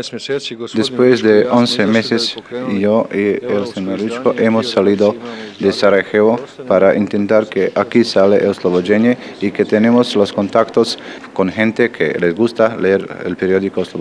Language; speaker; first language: Spanish; non-native, learner; Bosnian